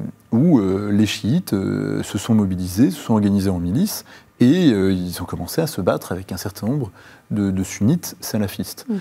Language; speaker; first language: French; native; French